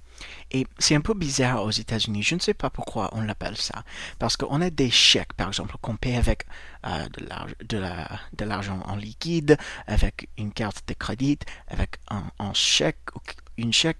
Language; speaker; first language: French; non-native, fluent; English